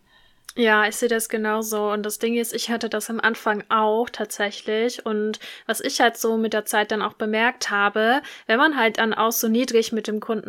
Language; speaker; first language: German; native; German